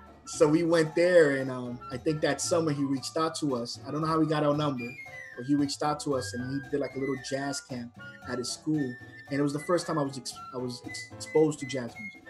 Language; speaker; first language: English; early bilingual, other home language; Spanish